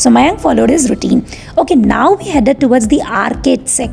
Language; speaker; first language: English; non-native, local second language; Hindi